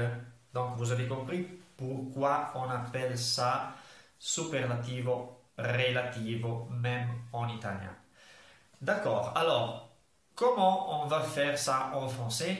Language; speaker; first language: French; non-native, fluent; Italian